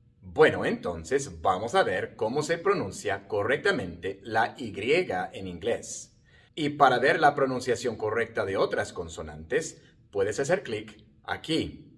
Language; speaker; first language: Spanish; non-native, fluent; English